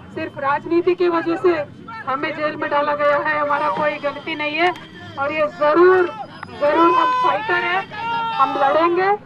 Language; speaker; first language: Hindi; non-native, local second language; Telugu